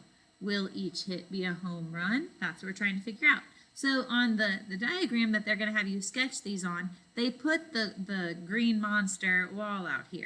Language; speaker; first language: English; native; English